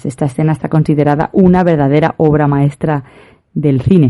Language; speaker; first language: Spanish; native; Spanish